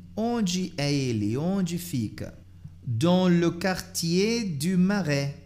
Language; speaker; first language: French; non-native, fluent; Portuguese